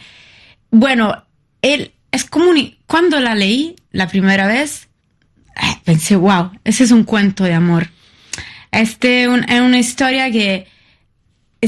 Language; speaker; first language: Spanish; non-native, fluent; Italian